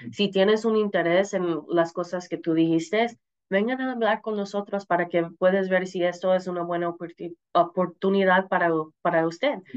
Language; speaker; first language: Spanish; early bilingual, heritage; Spanish